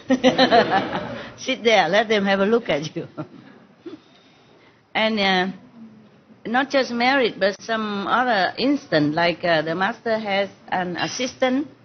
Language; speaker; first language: English; non-native, fluent; Vietnamese